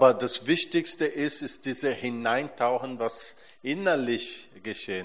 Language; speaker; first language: German; non-native, fluent; Portuguese